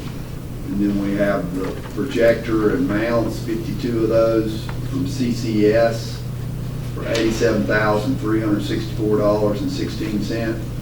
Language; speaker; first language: English; native; English